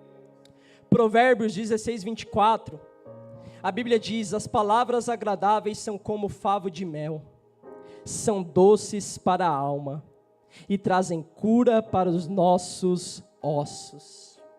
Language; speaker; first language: Portuguese; native; Portuguese